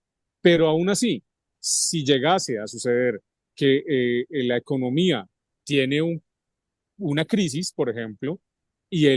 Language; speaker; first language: Spanish; native; Spanish